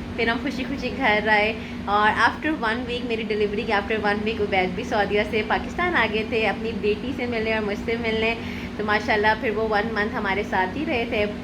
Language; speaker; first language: Urdu; native; Urdu